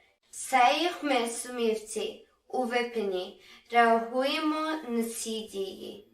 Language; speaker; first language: Ukrainian; early bilingual, heritage; Ukrainian